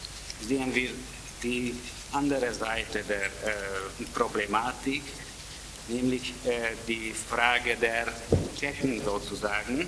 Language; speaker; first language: German; non-native, fluent; Italian